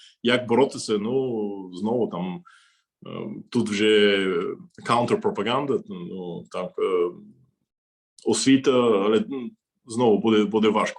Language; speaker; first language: Ukrainian; non-native, fluent; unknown